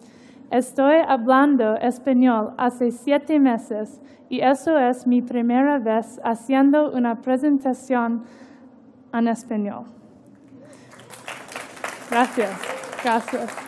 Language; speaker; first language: Spanish; non-native, learner; English